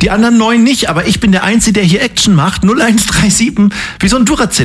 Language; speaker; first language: German; native; German